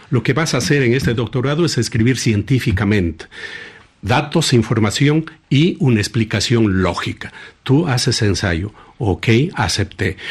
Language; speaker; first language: Spanish; native; Spanish